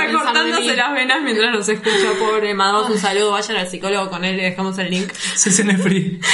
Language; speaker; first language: Spanish; native; Spanish